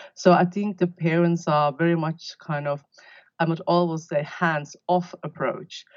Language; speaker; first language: English; non-native, fluent; Finnish